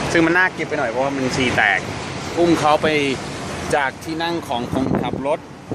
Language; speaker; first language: Thai; non-native, fluent; English